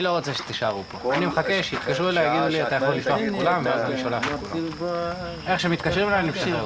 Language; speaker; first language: Hebrew; native; Hebrew